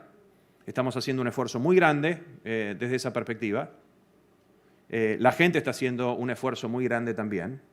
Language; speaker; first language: Spanish; native; Spanish